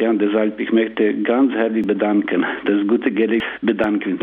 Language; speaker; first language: German; non-native, learner; Ukrainian